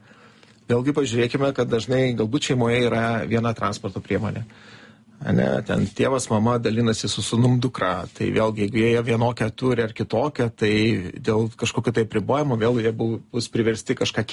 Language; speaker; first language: Lithuanian; native; Lithuanian